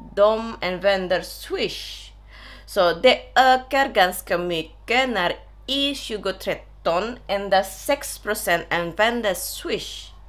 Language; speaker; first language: Swedish; non-native, fluent; Indonesian